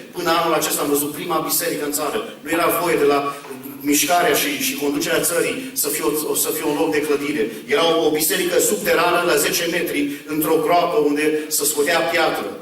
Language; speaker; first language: Romanian; early bilingual, heritage; Romanian